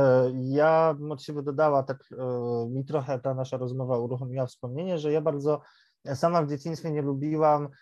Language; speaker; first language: Polish; native; Polish